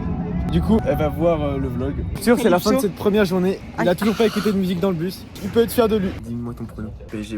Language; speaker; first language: French; native; French